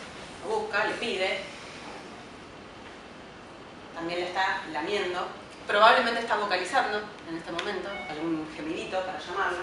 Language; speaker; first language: Spanish; native; Spanish